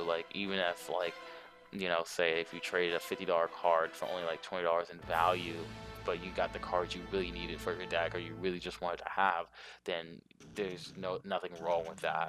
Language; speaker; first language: English; native; English